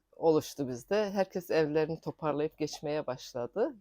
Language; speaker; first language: Turkish; native; Turkish